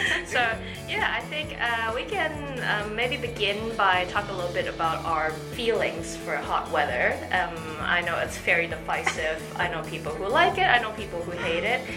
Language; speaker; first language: English; native; English